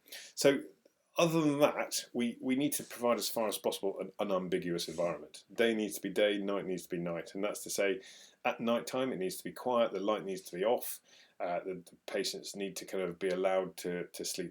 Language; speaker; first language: English; native; English